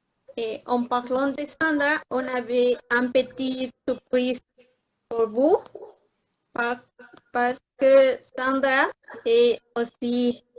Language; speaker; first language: French; non-native, learner; Spanish